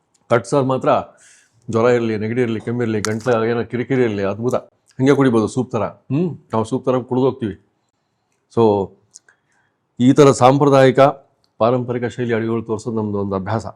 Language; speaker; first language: Kannada; native; Kannada